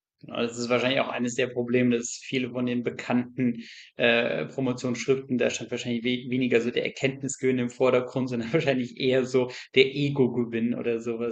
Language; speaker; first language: German; native; German